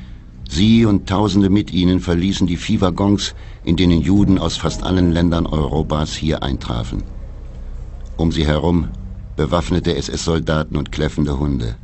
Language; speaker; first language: German; native; German